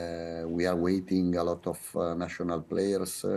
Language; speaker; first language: English; non-native, fluent; Italian